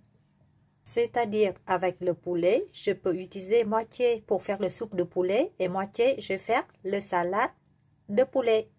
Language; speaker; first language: French; non-native, learner; Vietnamese